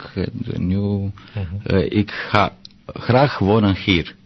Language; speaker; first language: Dutch; non-native, learner; Romanian